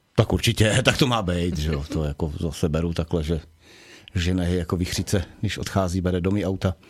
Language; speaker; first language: Czech; native; Czech